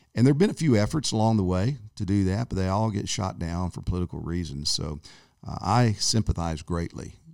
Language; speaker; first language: English; native; English